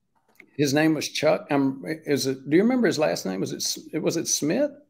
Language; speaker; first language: English; native; English